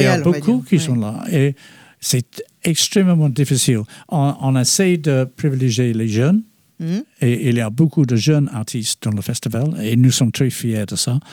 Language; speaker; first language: French; non-native, fluent; English